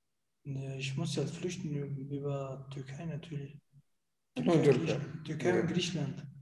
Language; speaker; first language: German; non-native, fluent; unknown